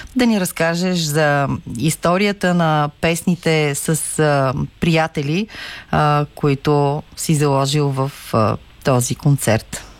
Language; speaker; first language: Bulgarian; native; Bulgarian